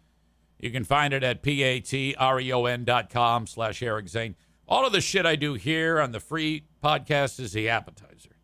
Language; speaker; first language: English; native; English